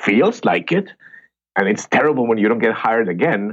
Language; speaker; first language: English; non-native, fluent; Spanish